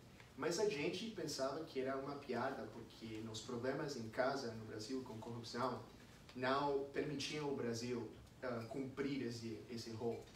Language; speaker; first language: Portuguese; non-native, fluent; English